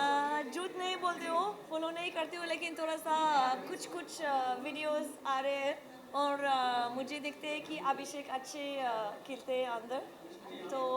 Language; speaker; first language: Hindi; non-native, learner; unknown